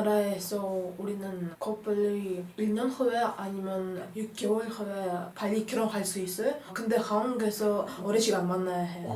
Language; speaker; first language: Korean; non-native, learner; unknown